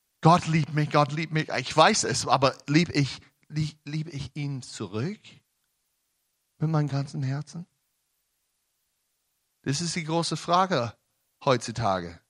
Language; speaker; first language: German; non-native, learner; English